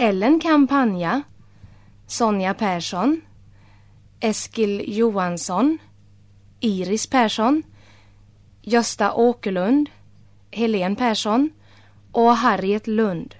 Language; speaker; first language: Swedish; native; Swedish